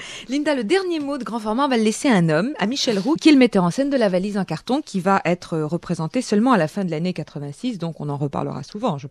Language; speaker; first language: French; native; French